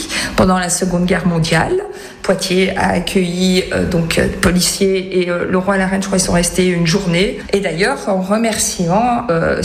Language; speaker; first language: French; native; French